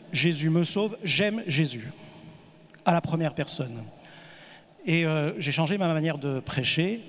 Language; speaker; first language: French; native; French